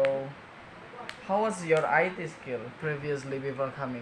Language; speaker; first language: English; non-native, fluent; Indonesian